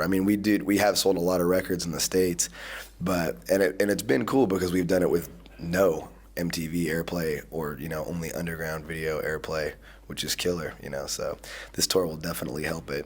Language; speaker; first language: English; native; English